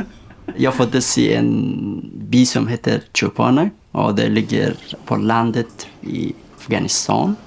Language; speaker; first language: Swedish; non-native, learner; Persian